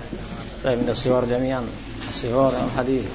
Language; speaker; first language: Arabic; non-native, fluent; Indonesian